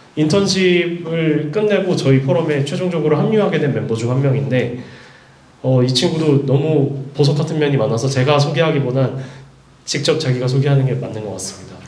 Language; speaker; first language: Korean; native; Korean